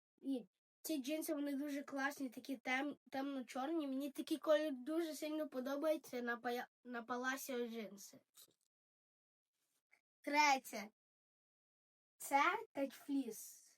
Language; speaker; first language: Ukrainian; early bilingual, heritage; Ukrainian